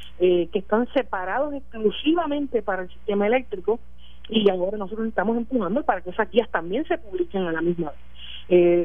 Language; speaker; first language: Spanish; native; Spanish